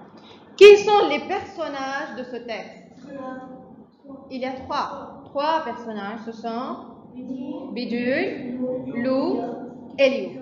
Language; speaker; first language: French; non-native, fluent; Arabic